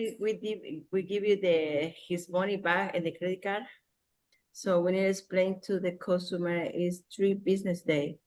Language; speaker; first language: English; non-native, learner; Spanish